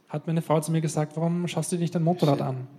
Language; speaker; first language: German; native; German